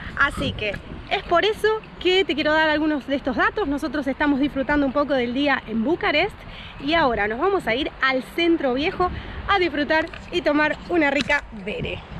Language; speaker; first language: Spanish; native; Spanish